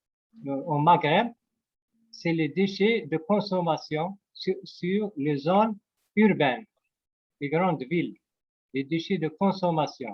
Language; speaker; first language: French; non-native, local second language; Arabic